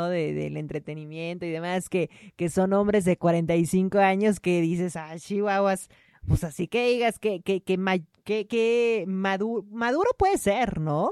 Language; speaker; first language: Spanish; native; Spanish